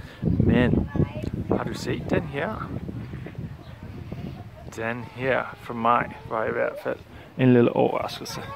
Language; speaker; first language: Danish; non-native, fluent; English